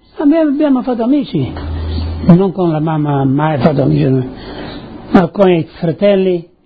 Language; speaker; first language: Italian; native; Italian